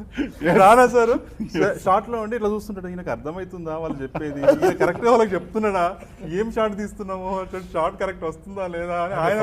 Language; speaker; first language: Telugu; native; Telugu